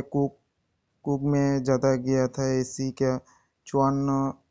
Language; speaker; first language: Hindi; non-native, local second language; Bangla